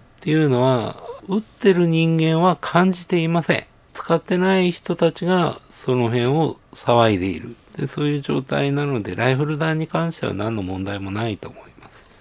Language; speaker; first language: Japanese; native; Japanese